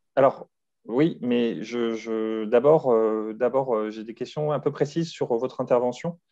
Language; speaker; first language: French; native; French